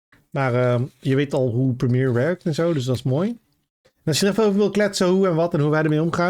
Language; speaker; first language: Dutch; native; Dutch